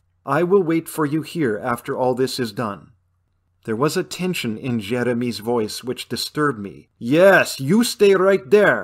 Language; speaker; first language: English; native; English